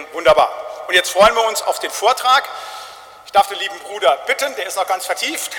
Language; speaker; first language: German; native; German